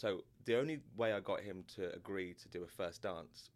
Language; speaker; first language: English; native; English